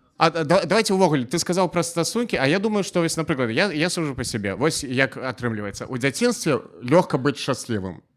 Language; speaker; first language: Belarusian; non-native, local second language; Russian